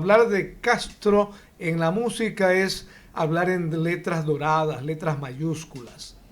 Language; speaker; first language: Spanish; native; Spanish